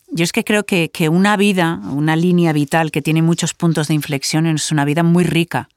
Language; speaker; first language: Spanish; native; Spanish